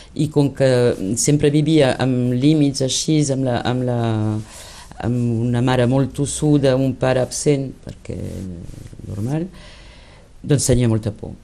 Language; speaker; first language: Catalan; early bilingual, heritage; Catalan